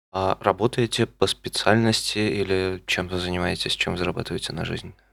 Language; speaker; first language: Russian; native; Russian